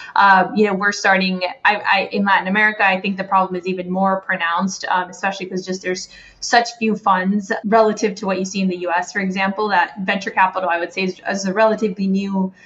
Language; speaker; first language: English; non-native, fluent; Spanish